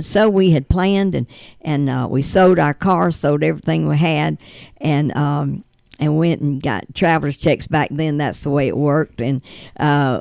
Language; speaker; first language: English; native; English